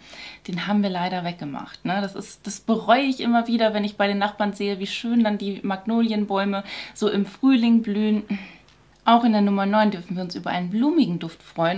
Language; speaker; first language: German; native; German